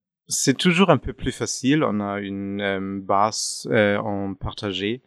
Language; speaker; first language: French; non-native, fluent; German